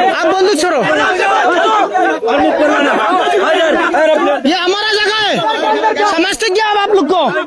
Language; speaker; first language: Hindi; non-native, learner; Bangla